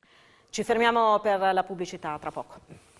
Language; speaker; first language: Italian; native; Italian